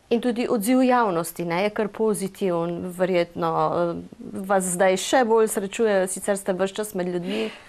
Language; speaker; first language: Slovenian; native; Slovenian